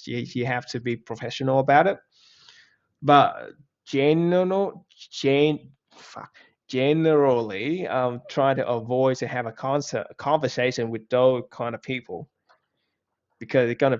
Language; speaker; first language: English; non-native, fluent; Vietnamese